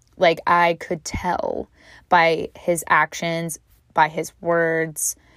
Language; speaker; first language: English; native; English